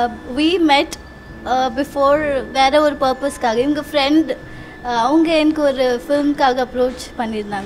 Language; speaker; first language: Tamil; early bilingual, heritage; Tamil